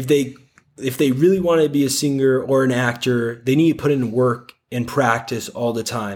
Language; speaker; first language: English; native; English